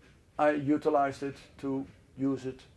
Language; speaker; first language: English; non-native, fluent; Dutch